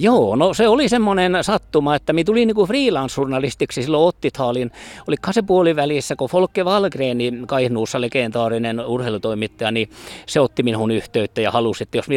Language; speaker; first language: Finnish; early bilingual, heritage; Finnish